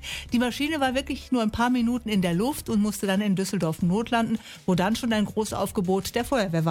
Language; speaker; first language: German; native; German